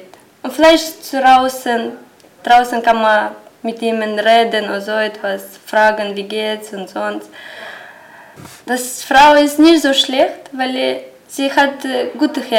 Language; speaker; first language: German; non-native, learner; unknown